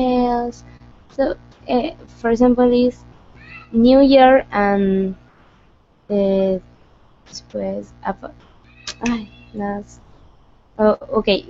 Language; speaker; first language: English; non-native, learner; Spanish